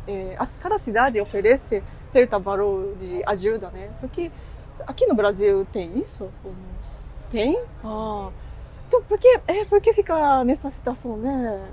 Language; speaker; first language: Portuguese; non-native, fluent; Japanese